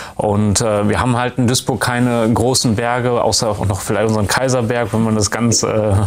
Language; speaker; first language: German; native; German